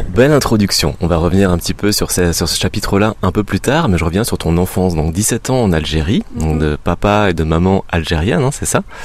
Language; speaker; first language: French; native; French